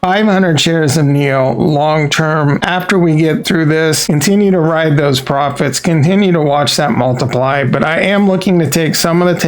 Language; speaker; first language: English; native; English